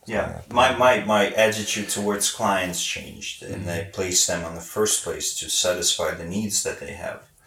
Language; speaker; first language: English; non-native, fluent; Ukrainian